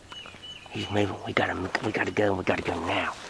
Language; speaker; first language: English; native; English